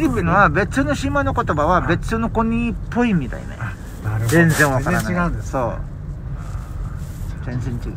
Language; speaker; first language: Japanese; non-native, learner; Filipino